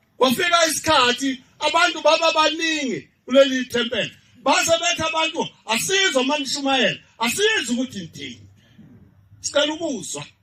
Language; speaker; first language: Zulu; native; Zulu